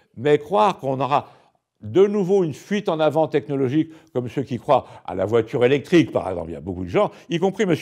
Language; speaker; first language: French; native; French